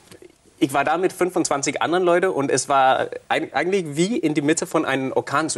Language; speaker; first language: German; non-native, fluent; Danish